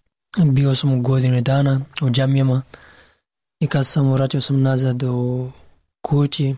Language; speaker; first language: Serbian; non-native, learner; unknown